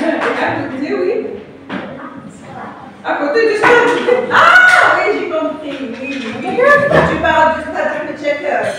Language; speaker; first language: French; non-native, local second language; Arabic